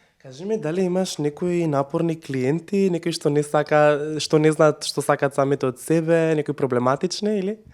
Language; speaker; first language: Macedonian; native; Macedonian